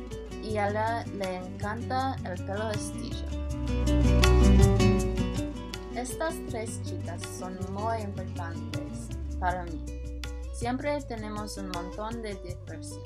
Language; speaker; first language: Spanish; non-native, learner; English